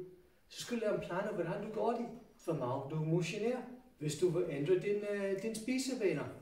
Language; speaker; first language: Danish; non-native, fluent; English